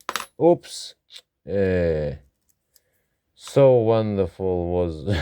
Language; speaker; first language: English; non-native, learner; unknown